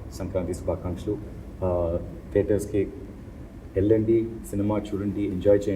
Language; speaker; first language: Telugu; non-native, learner; Tamil